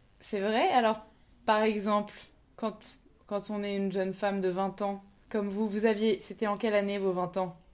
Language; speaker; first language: French; native; French